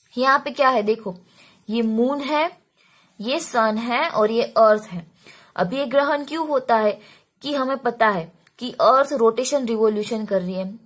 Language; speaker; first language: Hindi; non-native, local second language; Gujarati